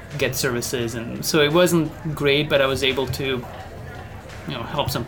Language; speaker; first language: English; non-native, fluent; Bosnian